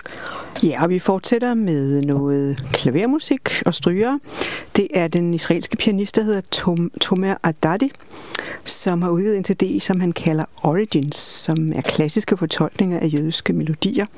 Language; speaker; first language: Danish; native; Danish